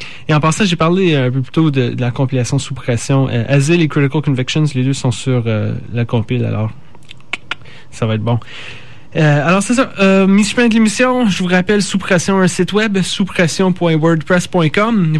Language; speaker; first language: French; native; French